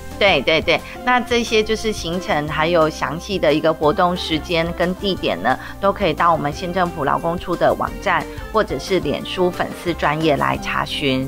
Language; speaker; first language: Chinese; native; Chinese